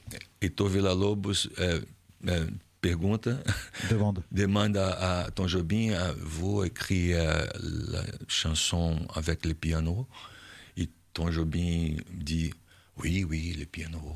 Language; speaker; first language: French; non-native, learner; Portuguese